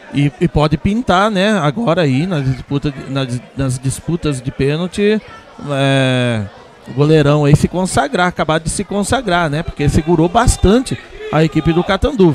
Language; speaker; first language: Portuguese; native; Portuguese